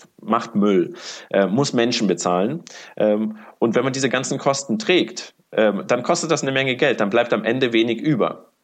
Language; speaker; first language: German; early bilingual, other home language; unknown